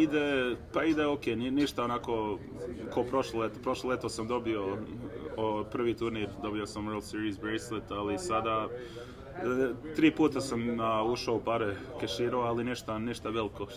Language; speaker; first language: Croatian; early bilingual, heritage; Serbian